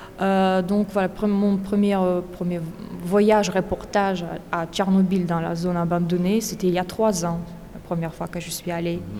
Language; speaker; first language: French; non-native, fluent; Russian